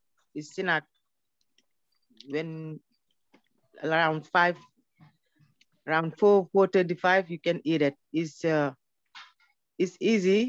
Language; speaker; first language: English; non-native, learner; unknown